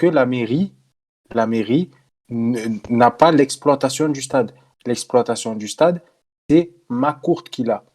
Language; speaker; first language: French; native; French